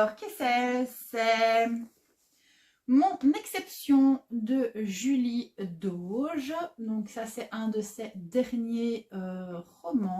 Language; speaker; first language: French; native; French